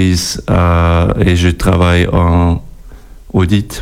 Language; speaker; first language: French; non-native, local second language; German